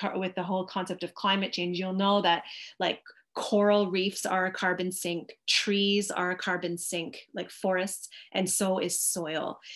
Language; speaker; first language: English; native; English